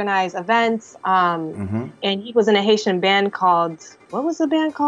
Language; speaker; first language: English; native; English